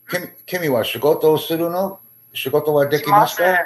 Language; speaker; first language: Japanese; non-native, learner; English